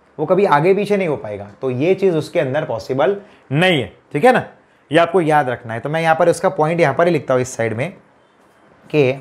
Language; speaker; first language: Hindi; non-native, local second language; Gujarati